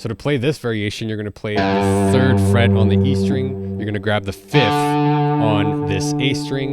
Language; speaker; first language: English; native; English